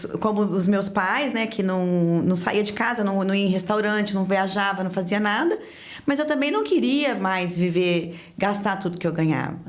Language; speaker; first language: Portuguese; native; Portuguese